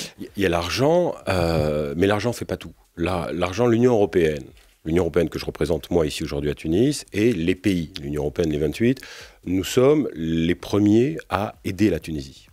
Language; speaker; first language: French; native; French